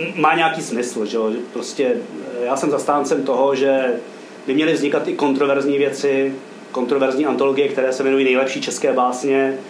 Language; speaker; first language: Czech; native; Czech